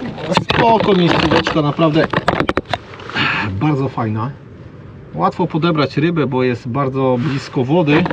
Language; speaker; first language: Polish; native; Polish